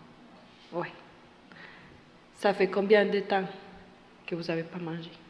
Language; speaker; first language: French; non-native, fluent; Spanish